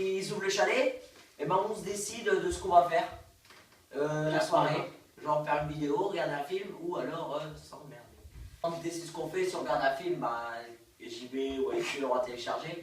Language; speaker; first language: French; native; French